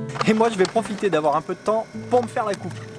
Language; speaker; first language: French; native; French